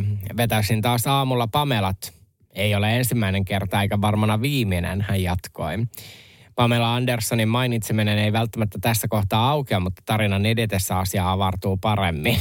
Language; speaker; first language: Finnish; native; Finnish